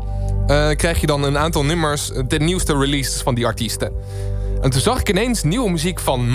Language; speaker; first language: Dutch; native; Dutch